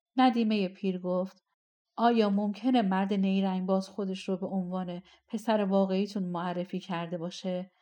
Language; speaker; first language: Persian; native; Persian